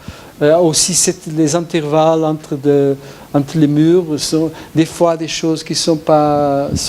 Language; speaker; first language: French; non-native, fluent; Portuguese